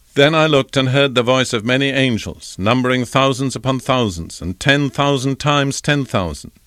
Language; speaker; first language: English; native; English